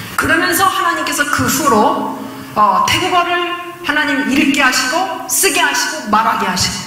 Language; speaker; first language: Korean; native; Korean